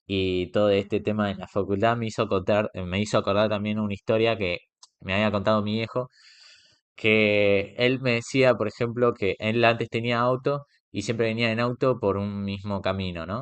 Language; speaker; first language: Spanish; native; Spanish